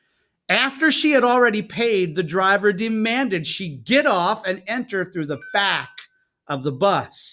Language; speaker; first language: English; native; English